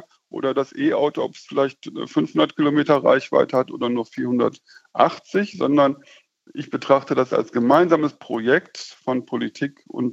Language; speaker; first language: German; native; German